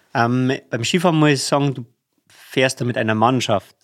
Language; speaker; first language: German; native; German